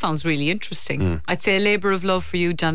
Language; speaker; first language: English; native; English